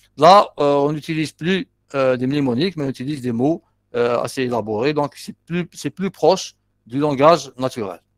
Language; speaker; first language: French; non-native, local second language; Arabic